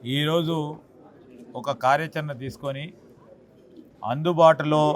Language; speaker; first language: Telugu; native; Telugu